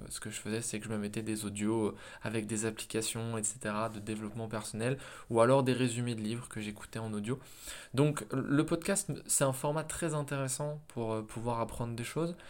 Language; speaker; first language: French; native; French